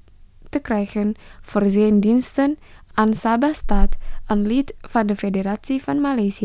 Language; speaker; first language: Dutch; non-native, fluent; Indonesian